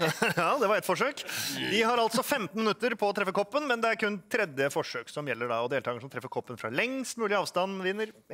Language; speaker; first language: Norwegian; native; Norwegian